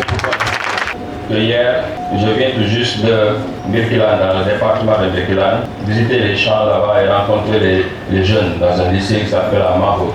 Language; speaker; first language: French; non-native, local second language; Wolof